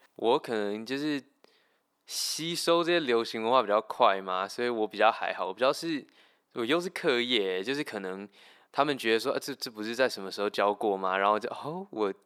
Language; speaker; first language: Chinese; native; Chinese